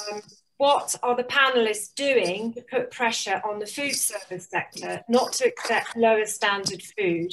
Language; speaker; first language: English; native; English